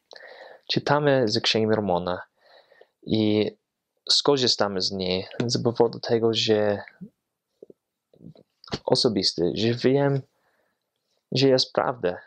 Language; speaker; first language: Polish; non-native, fluent; English